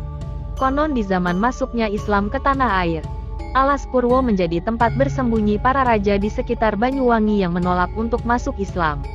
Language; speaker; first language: Indonesian; native; Indonesian